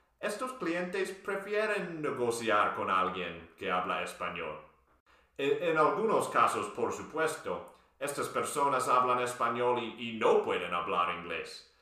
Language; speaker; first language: Spanish; non-native, fluent; English